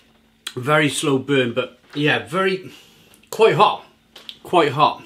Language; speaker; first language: English; native; English